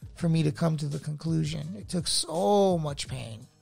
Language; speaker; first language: English; native; English